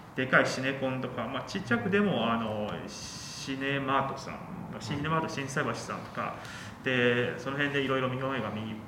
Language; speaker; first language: Japanese; non-native, fluent; Chinese